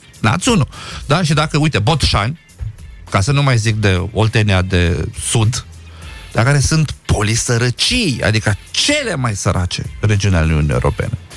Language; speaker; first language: Romanian; non-native, local second language; Romany